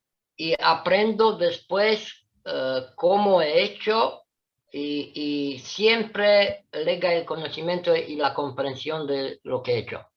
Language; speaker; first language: Spanish; non-native, fluent; Italian